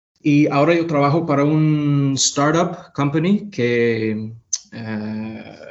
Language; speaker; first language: Spanish; non-native, fluent; English